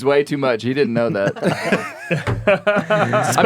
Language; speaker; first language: English; native; English